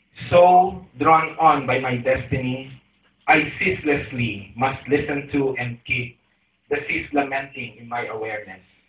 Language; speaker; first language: English; non-native, local second language; Filipino